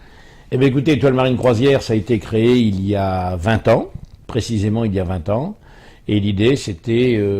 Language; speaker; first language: French; native; French